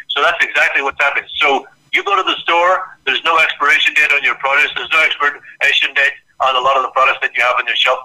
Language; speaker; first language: English; native; English